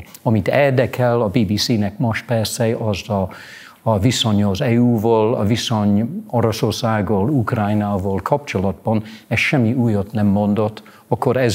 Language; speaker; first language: Hungarian; non-native, fluent; English